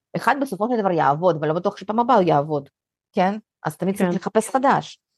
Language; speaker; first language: Hebrew; early bilingual, other home language; Russian